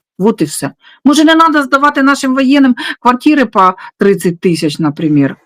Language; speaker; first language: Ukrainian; non-native, local second language; Russian